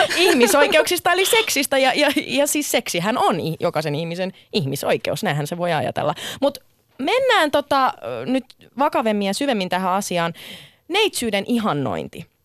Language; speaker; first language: Finnish; early bilingual, other home language; Sinhala